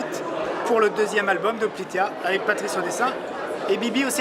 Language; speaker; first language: French; native; French